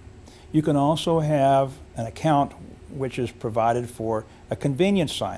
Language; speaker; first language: English; native; English